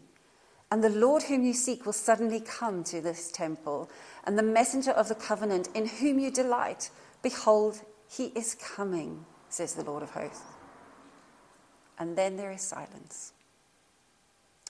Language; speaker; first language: English; native; English